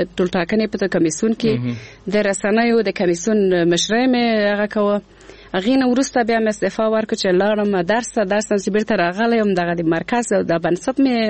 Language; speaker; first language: Pashto; non-native, local second language; Persian